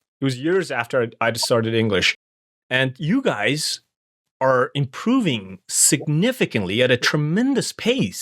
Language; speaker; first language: English; non-native, fluent; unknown